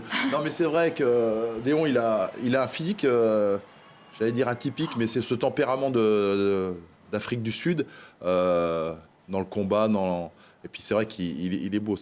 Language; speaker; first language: French; native; French